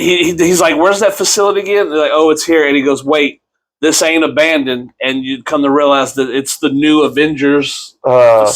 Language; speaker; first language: English; native; English